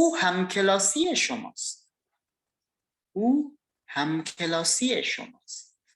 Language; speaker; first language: Persian; non-native, fluent; Indonesian